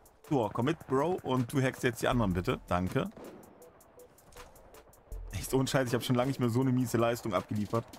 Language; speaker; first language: German; native; German